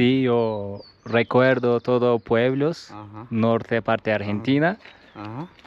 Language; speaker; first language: Spanish; non-native, learner; Turkish